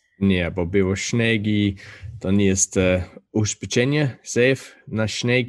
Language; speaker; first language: Polish; non-native, learner; English